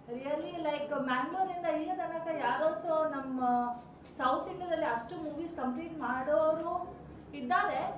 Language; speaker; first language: Kannada; non-native, local second language; Konkani